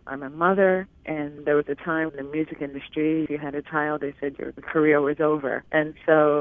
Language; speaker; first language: English; native; English